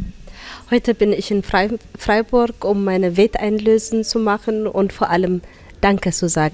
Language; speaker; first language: German; non-native, fluent; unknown